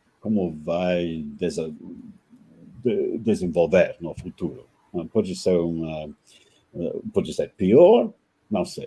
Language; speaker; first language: Portuguese; non-native, fluent; English